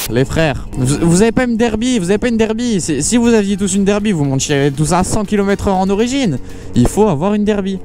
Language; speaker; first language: French; native; French